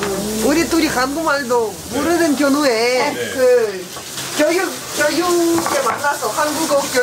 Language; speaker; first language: Korean; non-native, learner; Russian